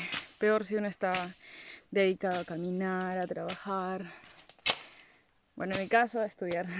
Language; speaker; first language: Spanish; native; Spanish